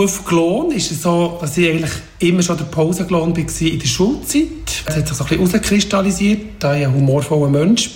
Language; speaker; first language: German; native; German